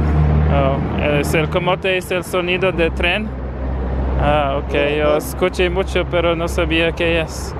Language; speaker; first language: Spanish; non-native, learner; English